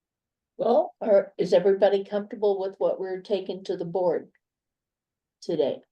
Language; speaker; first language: English; native; English